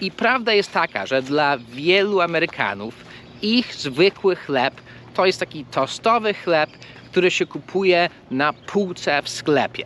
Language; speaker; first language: Polish; non-native, fluent; English